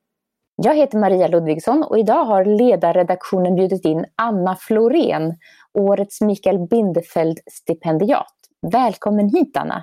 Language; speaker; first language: Swedish; native; Swedish